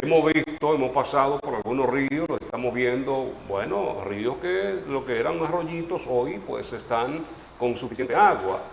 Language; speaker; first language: Spanish; native; Spanish